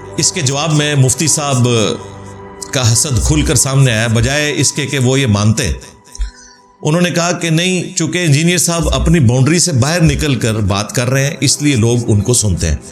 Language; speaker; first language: Urdu; non-native, local second language; Punjabi